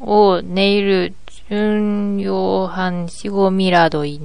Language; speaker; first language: Korean; non-native, learner; Japanese